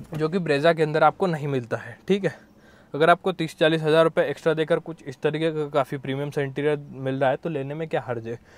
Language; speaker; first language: Hindi; native; Hindi